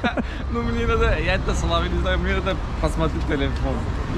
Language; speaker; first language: Russian; non-native, learner; Turkish